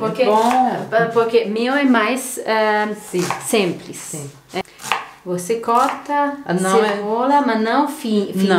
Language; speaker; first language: Portuguese; non-native, learner; Croatian